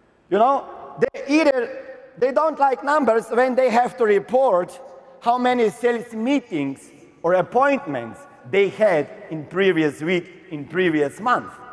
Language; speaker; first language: English; non-native, fluent; Slovenian